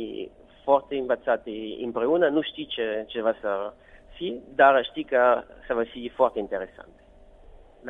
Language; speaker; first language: Romanian; non-native, learner; Italian